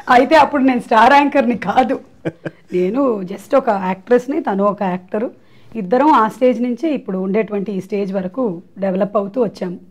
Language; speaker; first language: Telugu; non-native, local second language; Malayalam